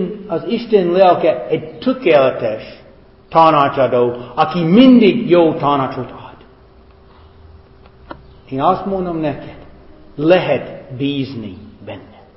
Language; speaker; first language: Hungarian; non-native, fluent; English